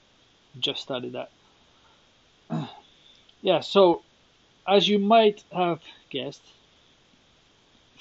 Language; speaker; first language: English; native; English